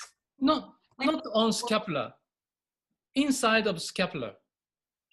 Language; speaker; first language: English; non-native, learner; Japanese